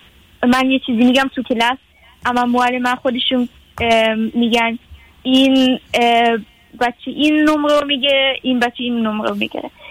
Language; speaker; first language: Persian; early bilingual, heritage; Persian